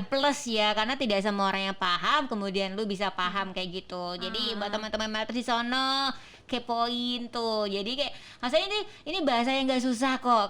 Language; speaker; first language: Indonesian; native; Indonesian